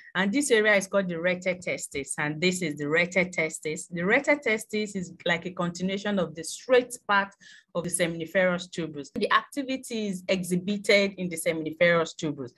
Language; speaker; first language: English; non-native, local second language; Yoruba